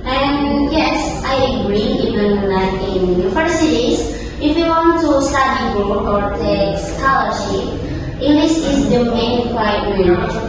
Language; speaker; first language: English; non-native, learner; Indonesian